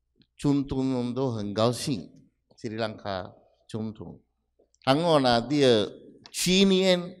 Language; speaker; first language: Chinese; non-native, fluent; Sinhala